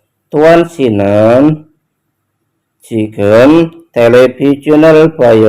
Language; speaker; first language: Korean; non-native, fluent; Indonesian